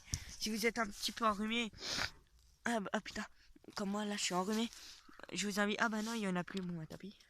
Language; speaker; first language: French; native; French